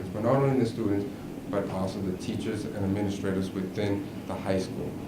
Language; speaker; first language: English; native; English